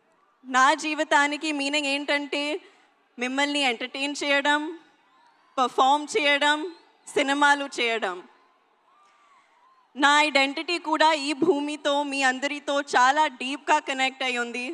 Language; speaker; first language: Telugu; non-native, learner; Hindi